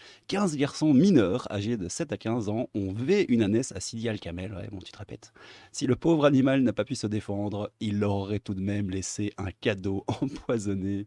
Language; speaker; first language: French; native; French